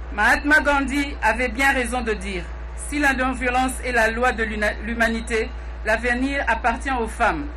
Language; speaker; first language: French; non-native, local second language; Lingala